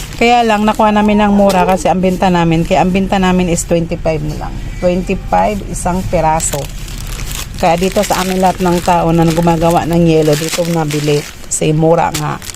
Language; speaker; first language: Filipino; non-native, local second language; Cebuano